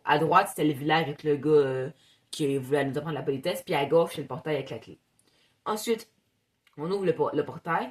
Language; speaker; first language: French; native; French